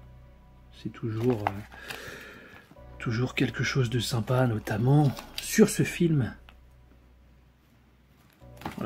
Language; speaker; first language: French; native; French